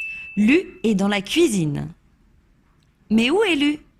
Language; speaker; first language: French; native; French